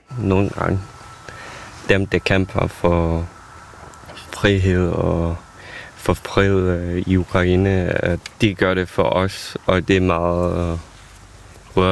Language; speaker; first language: Danish; early bilingual, other home language; Ukrainian